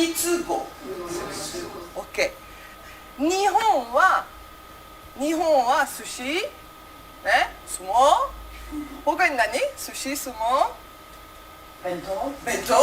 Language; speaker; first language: Japanese; early bilingual, heritage; Japanese